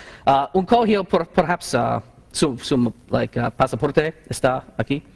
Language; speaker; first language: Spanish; non-native, learner; English